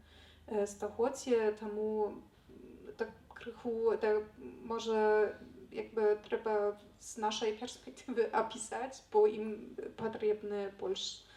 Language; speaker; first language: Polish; non-native, learner; Belarusian